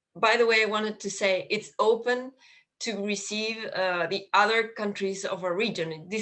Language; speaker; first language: English; non-native, fluent; Spanish